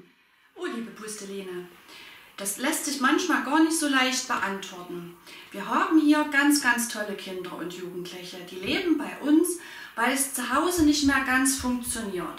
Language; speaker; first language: German; native; German